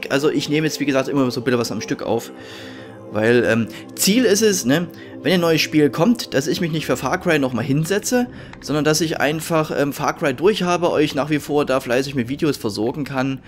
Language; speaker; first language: German; native; German